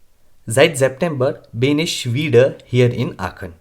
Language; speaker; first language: German; non-native, learner; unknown